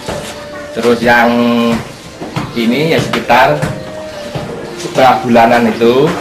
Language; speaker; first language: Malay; non-native, local second language; Javanese